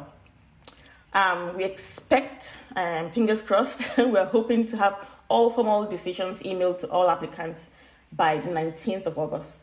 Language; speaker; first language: English; non-native, local second language; Yoruba